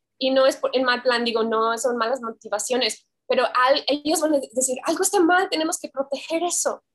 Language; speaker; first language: Spanish; non-native, fluent; English